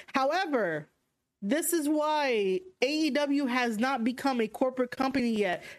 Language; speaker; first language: English; native; English